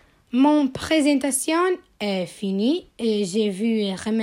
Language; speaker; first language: French; non-native, learner; Italian